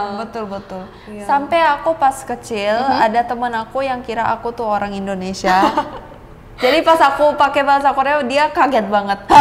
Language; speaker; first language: Indonesian; early bilingual, other home language; Korean